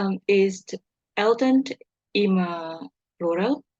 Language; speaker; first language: German; non-native, learner; Indonesian